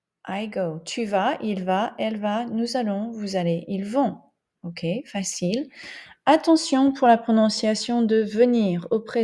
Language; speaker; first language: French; non-native, fluent; English